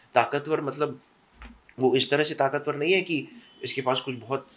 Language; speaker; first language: Hindi; non-native, local second language; English